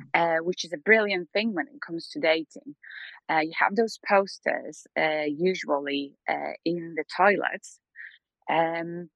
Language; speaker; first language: English; non-native, fluent; Polish